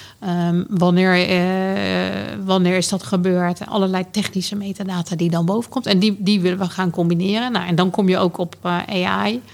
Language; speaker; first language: Dutch; native; Dutch